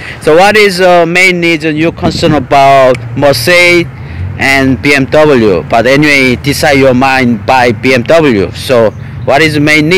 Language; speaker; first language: English; non-native, learner; Korean